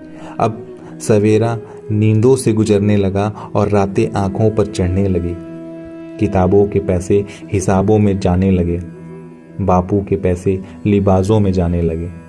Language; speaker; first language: Hindi; native; Hindi